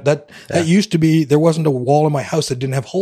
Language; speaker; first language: English; native; English